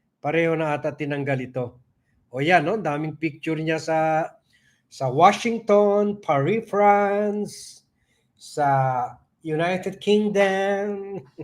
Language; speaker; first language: Filipino; non-native, local second language; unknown